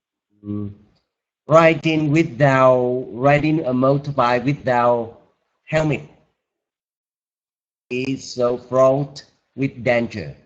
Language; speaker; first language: English; non-native, learner; Vietnamese